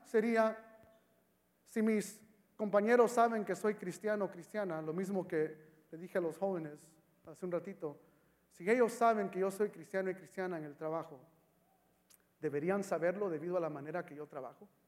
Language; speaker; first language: Spanish; early bilingual, heritage; Spanish